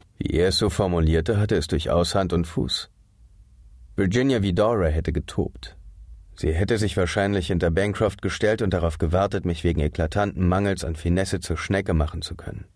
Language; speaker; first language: German; native; German